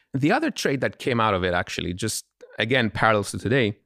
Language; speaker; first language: English; non-native, fluent; Greek